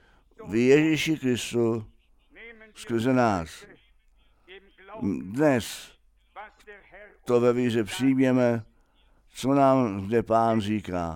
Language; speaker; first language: Czech; non-native, fluent; German